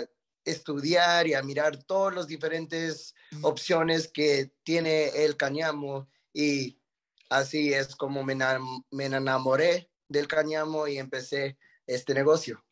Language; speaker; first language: Spanish; early bilingual, heritage; Spanish